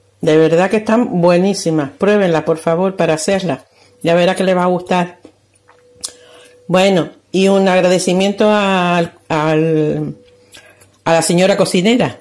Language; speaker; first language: Spanish; native; Spanish